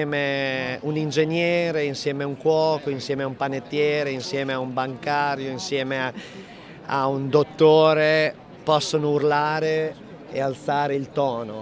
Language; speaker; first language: Italian; native; Italian